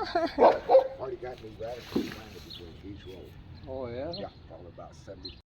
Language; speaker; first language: English; native; English